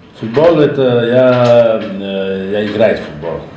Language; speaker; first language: Russian; non-native, learner; Italian